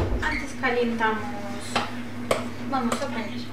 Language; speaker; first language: Spanish; non-native, learner; Turkish